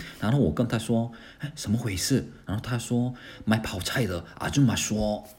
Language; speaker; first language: Chinese; non-native, fluent; Korean